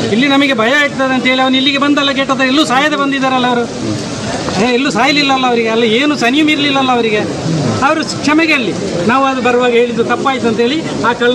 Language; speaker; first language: Kannada; non-native, local second language; Malayalam